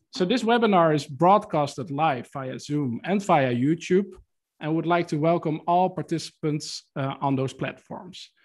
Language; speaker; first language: English; non-native, fluent; Dutch